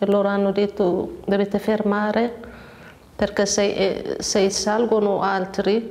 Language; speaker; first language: Italian; non-native, learner; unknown